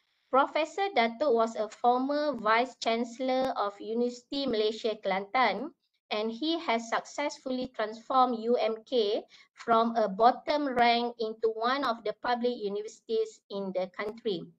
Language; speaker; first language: English; non-native, local second language; Malay